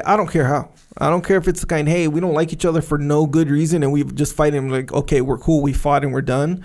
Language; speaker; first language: English; native; English